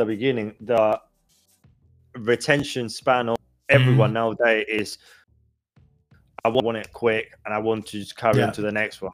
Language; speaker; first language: English; non-native, fluent; Spanish